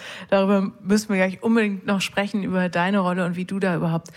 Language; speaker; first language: German; native; German